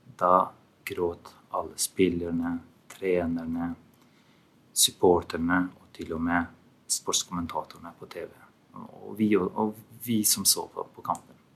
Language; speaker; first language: Norwegian; non-native, fluent; Albanian